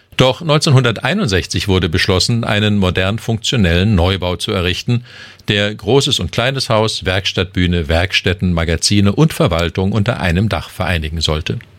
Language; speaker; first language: German; native; German